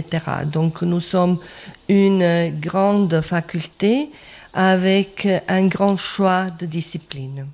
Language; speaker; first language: French; non-native, fluent; Croatian